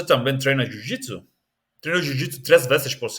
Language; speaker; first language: Portuguese; non-native, learner; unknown